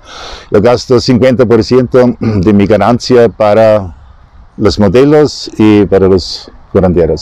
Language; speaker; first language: Spanish; non-native, learner; German